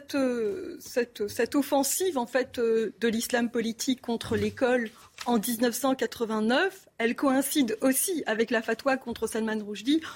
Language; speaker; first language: French; non-native, local second language; Arabic